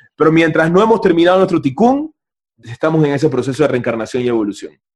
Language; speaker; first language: Spanish; native; Spanish